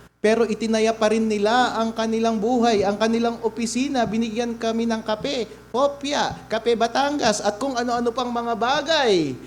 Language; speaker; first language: Filipino; non-native, local second language; Iloko